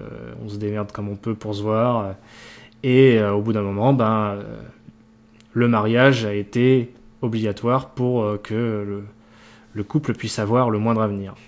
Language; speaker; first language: French; native; French